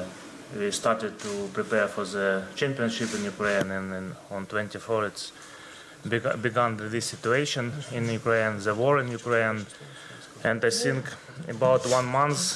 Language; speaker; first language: English; non-native, learner; Ukrainian